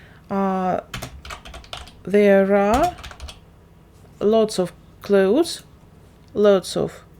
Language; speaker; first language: English; non-native, fluent; Ukrainian